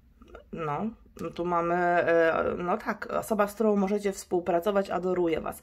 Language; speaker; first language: Polish; native; Polish